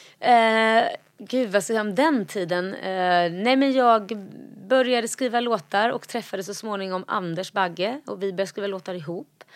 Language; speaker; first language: Swedish; native; Swedish